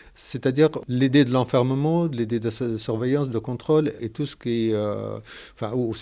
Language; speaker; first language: French; non-native, fluent; Arabic